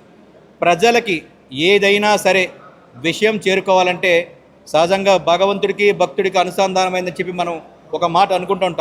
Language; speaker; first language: Telugu; native; Telugu